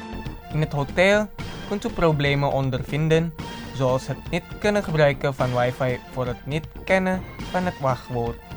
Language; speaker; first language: Dutch; non-native, fluent; Indonesian